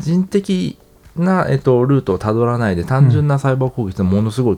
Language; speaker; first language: Japanese; native; Japanese